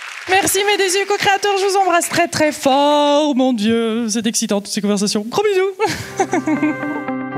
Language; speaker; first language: French; native; French